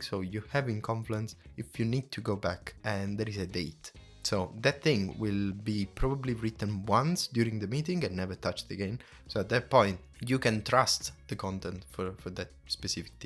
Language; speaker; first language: English; non-native, fluent; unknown